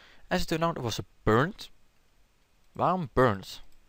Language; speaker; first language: English; non-native, fluent; Dutch